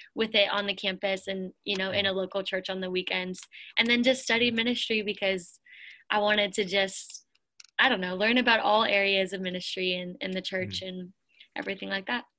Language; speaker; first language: English; native; English